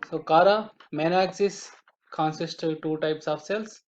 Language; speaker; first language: English; non-native, local second language; Telugu